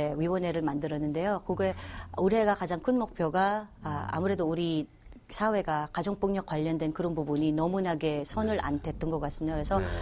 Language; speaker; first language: Korean; non-native, fluent; Filipino